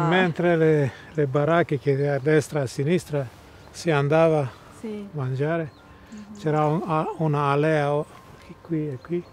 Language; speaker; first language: Italian; non-native, fluent; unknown